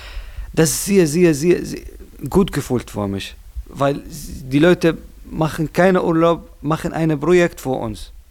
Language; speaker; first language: German; non-native, learner; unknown